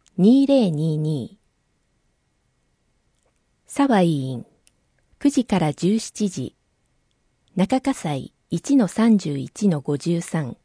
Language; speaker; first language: Japanese; native; Japanese